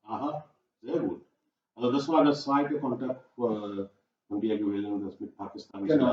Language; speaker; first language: German; non-native, learner; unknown